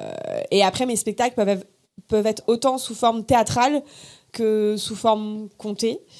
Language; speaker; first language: French; native; French